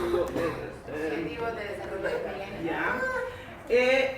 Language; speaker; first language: Spanish; non-native, fluent; English